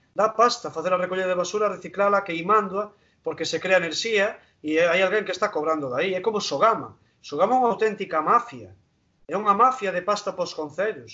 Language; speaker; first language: Galician; non-native, local second language; Spanish